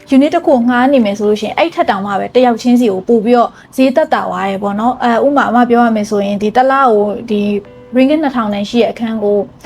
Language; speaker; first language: Burmese; native; Burmese